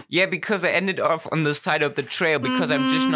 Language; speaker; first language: English; non-native, fluent; German